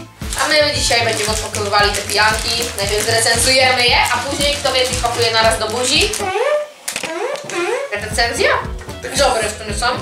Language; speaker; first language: Polish; native; Polish